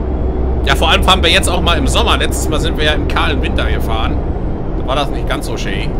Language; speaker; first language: German; native; German